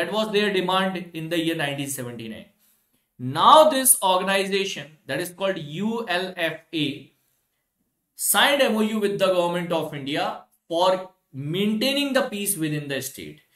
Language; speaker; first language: English; non-native, local second language; Hindi